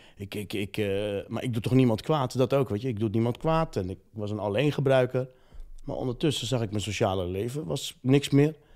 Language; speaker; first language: Dutch; early bilingual, other home language; Riffian